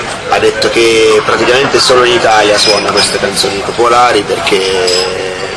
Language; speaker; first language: Italian; native; Italian